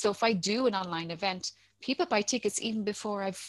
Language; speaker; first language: English; native; English